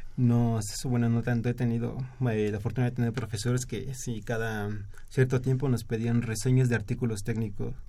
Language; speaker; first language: Spanish; native; Spanish